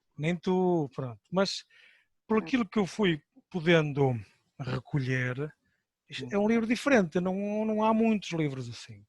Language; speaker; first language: Portuguese; native; Portuguese